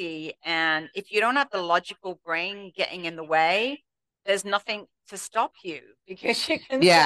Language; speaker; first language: English; native; English